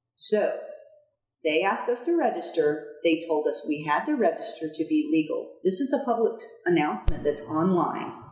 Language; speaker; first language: English; native; English